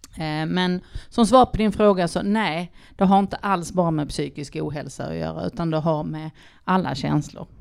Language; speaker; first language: Swedish; native; Swedish